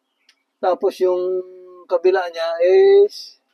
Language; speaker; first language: Filipino; native; Filipino